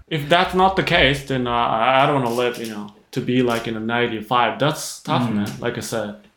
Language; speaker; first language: English; non-native, fluent; Japanese